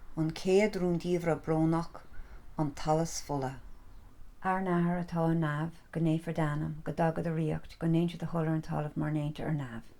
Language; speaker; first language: Irish; non-native, local second language; English